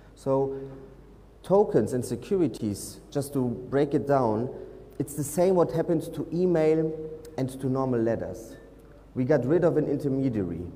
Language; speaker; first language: English; non-native, fluent; German